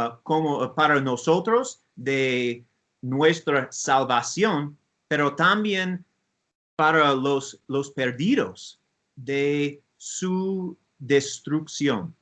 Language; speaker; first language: Spanish; non-native, learner; English